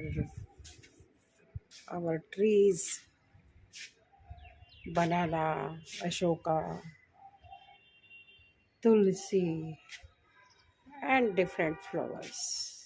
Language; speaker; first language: English; non-native, learner; Hindi